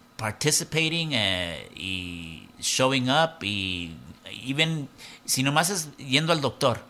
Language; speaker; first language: English; early bilingual, other home language; Spanish